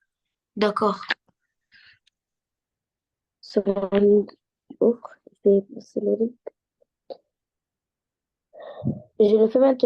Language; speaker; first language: French; non-native, learner; Arabic